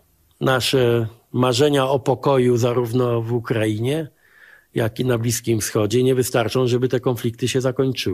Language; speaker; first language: Polish; native; Polish